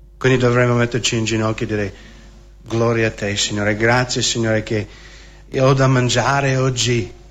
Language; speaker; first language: Italian; non-native, fluent; English